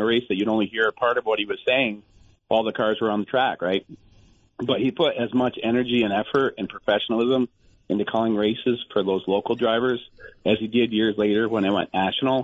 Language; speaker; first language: English; native; English